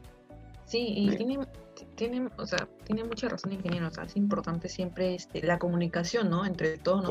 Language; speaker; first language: Portuguese; non-native, learner; Spanish